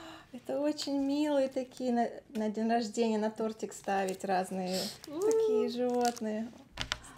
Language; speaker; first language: Russian; native; Russian